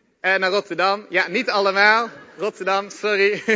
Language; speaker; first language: Dutch; native; Dutch